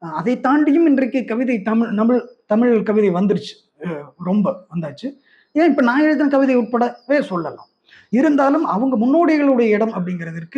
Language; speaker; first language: Tamil; non-native, local second language; Malayalam